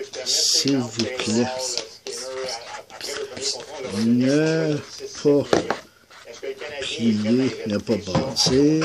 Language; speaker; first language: French; native; French